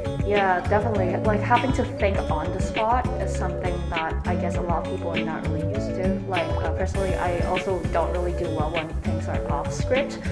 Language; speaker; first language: English; native; English